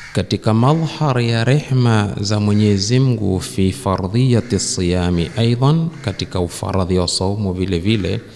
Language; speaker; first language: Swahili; native; Swahili